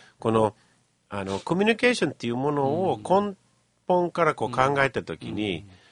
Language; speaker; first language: Japanese; non-native, fluent; English